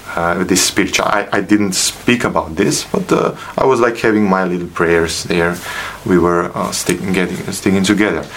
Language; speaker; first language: English; non-native, fluent; Bosnian